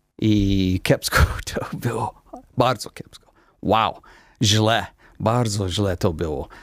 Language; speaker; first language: Polish; non-native, learner; English